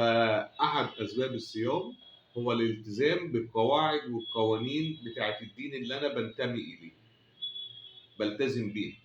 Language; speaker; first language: Arabic; native; Arabic